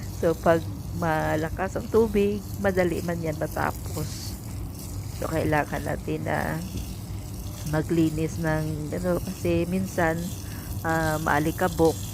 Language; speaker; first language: Filipino; non-native, local second language; Cebuano